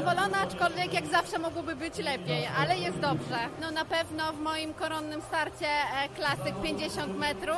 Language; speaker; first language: Polish; native; Polish